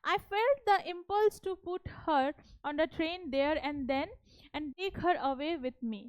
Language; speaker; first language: English; non-native, local second language; Hindi